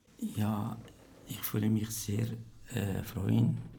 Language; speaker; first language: German; non-native, learner; Arabic